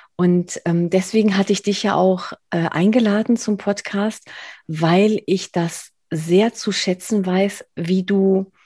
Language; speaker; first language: German; non-native, fluent; Spanish